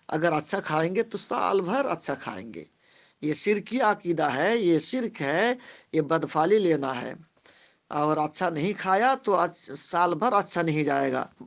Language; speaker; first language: Urdu; non-native, local second language; Bangla